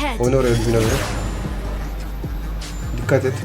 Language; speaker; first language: Turkish; native; Turkish